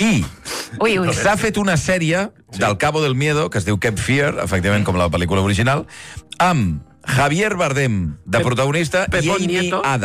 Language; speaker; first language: Catalan; native; Catalan